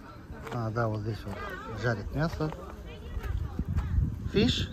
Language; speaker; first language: Russian; native; Russian